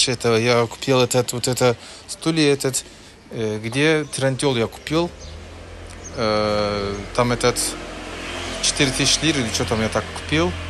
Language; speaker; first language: Russian; non-native, learner; Turkish